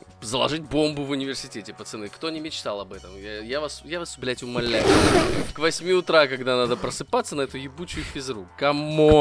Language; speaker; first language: Russian; native; Russian